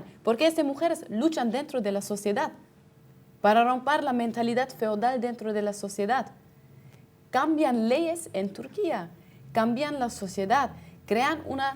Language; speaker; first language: Spanish; non-native, fluent; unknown